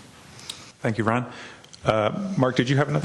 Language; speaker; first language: English; native; English